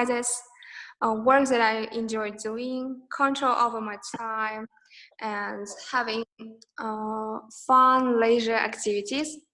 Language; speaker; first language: English; non-native, learner; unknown